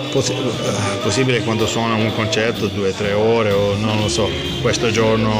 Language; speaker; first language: Italian; non-native, learner; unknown